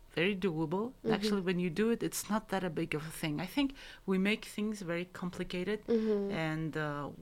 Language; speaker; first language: English; non-native, fluent; Mongolian